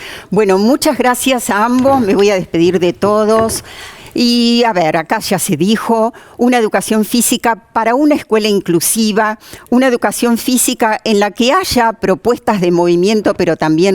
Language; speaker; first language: Spanish; native; Spanish